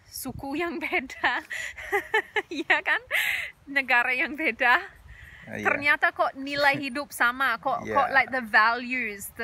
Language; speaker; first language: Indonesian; non-native, fluent; English